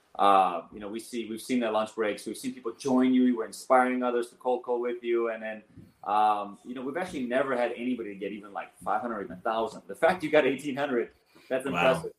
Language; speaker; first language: English; early bilingual, other home language; Armenian